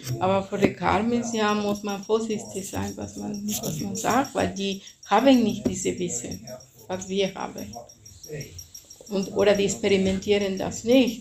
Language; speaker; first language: German; non-native, fluent; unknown